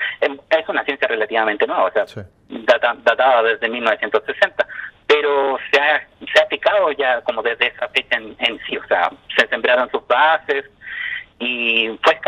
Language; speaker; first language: Spanish; native; Spanish